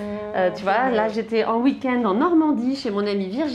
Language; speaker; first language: French; native; French